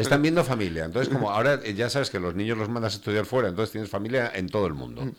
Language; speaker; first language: Spanish; native; Spanish